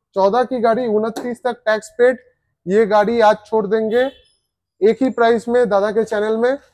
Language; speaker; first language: Hindi; non-native, local second language; Bangla